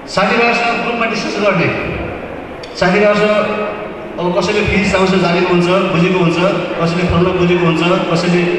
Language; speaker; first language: Nepali; native; Nepali